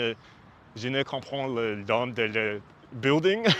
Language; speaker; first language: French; non-native, learner; English